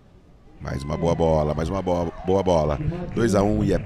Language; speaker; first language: Portuguese; native; Portuguese